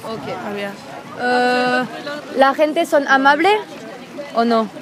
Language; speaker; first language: Spanish; non-native, learner; French